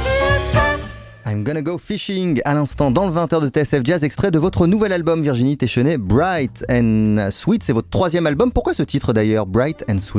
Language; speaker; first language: French; native; French